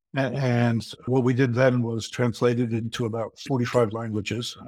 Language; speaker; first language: English; native; English